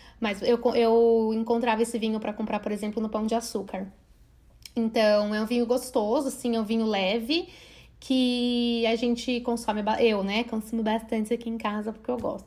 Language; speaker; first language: Portuguese; native; Portuguese